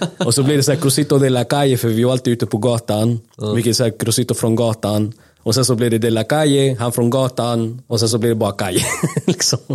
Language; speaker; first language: Swedish; early bilingual, other home language; Spanish